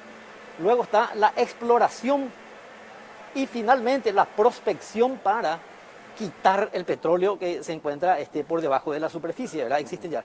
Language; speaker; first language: Spanish; native; Spanish